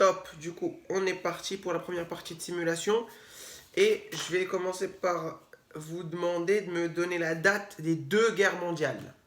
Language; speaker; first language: French; native; French